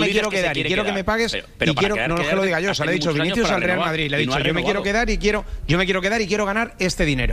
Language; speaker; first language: Spanish; native; Spanish